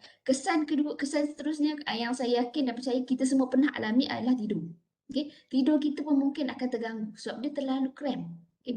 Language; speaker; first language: Malay; native; Malay